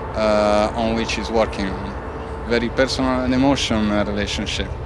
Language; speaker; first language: English; non-native, fluent; Spanish